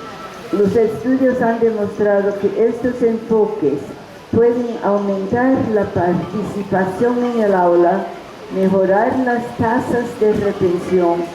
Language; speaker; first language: Spanish; non-native, fluent; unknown